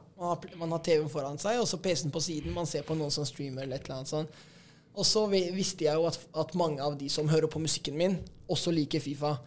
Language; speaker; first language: Norwegian; native; Norwegian